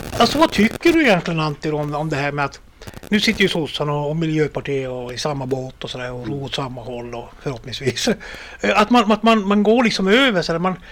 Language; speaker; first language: Swedish; native; Swedish